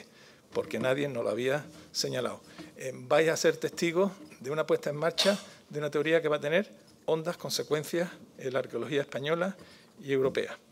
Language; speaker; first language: Spanish; native; Spanish